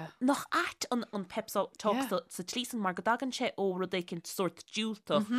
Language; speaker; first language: Irish; native; Irish